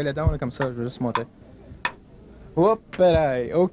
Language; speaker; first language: French; native; French